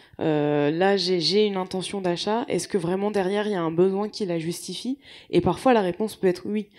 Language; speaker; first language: French; native; French